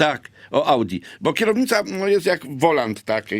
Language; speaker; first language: Polish; native; Polish